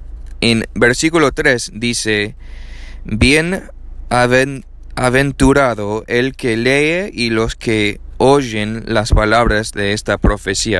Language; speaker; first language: Spanish; non-native, learner; English